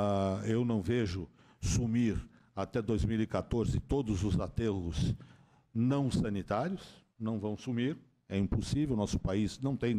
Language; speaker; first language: Portuguese; native; Portuguese